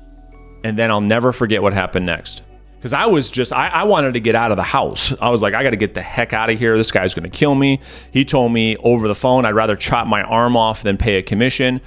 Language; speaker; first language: English; native; English